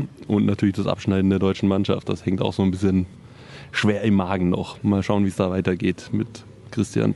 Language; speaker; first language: German; native; German